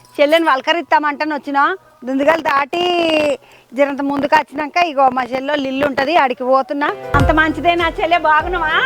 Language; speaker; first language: Telugu; native; Telugu